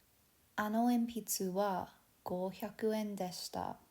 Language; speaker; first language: Japanese; non-native, fluent; English